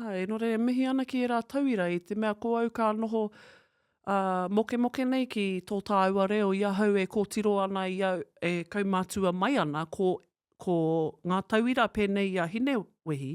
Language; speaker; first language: Māori; non-native, local second language; English